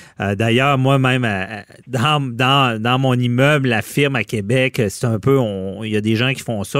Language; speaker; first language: French; native; French